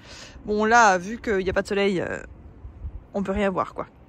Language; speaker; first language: French; native; French